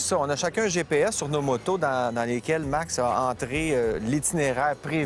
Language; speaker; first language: French; native; French